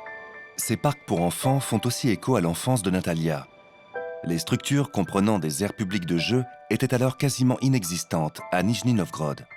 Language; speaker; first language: French; native; French